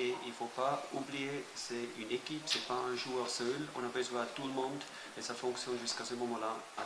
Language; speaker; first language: French; non-native, fluent; German